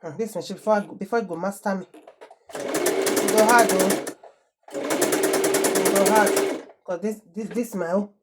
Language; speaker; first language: Nigerian Pidgin; native; Nigerian Pidgin